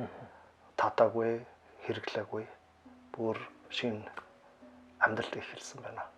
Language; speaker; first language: Mongolian; non-native, learner; German